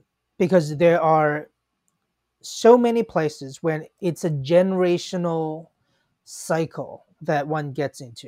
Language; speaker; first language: English; non-native, local second language; Cantonese